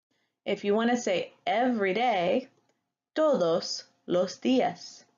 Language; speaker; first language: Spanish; non-native, fluent; English